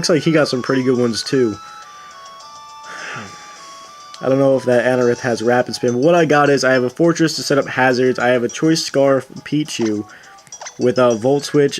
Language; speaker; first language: English; native; English